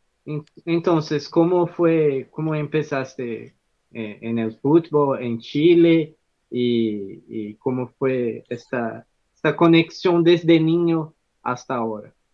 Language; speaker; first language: Spanish; non-native, learner; Portuguese